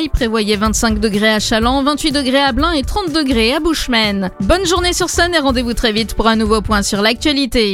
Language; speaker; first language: French; native; French